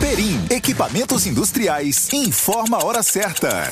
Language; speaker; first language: Portuguese; native; Portuguese